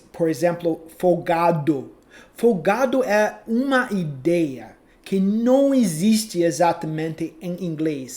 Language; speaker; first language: Portuguese; non-native, fluent; English